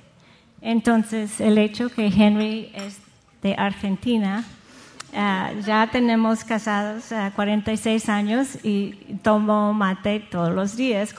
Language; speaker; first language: Spanish; non-native, fluent; English